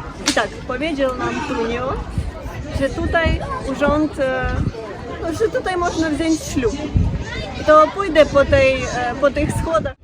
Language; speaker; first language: Polish; non-native, learner; Ukrainian